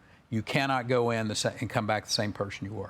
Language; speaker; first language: English; native; English